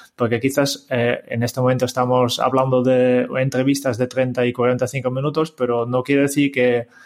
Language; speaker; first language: Spanish; non-native, fluent; Dutch